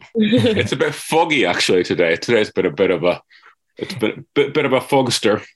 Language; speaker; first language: English; non-native, fluent; Finnish